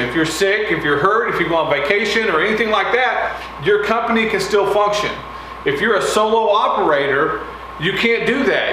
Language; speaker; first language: English; native; English